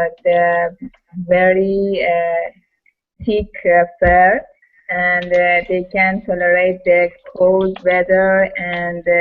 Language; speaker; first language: English; non-native, learner; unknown